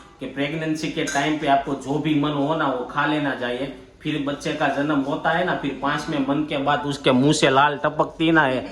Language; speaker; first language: Hindi; non-native, local second language; Gujarati